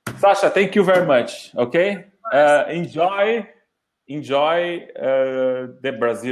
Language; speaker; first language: English; non-native, learner; Portuguese